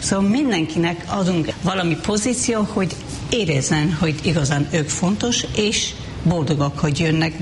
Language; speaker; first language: Hungarian; non-native, fluent; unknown